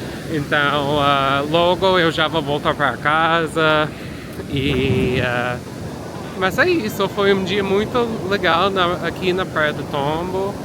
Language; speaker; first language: Portuguese; non-native, fluent; English